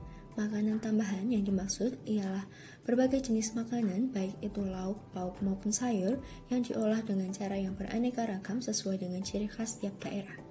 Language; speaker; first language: Indonesian; native; Indonesian